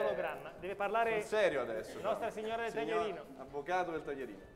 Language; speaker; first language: Italian; native; Italian